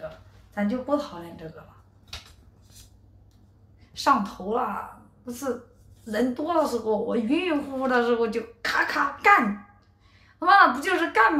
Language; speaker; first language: Chinese; native; Chinese